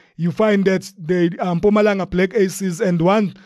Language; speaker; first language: English; non-native, local second language; Zulu